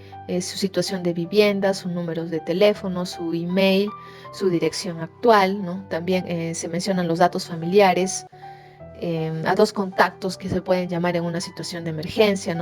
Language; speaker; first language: Spanish; native; Spanish